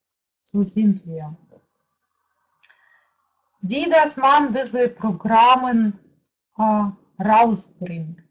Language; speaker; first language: German; non-native, fluent; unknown